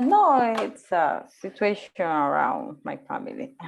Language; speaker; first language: English; non-native, learner; Spanish